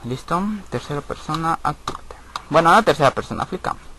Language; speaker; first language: Spanish; native; Spanish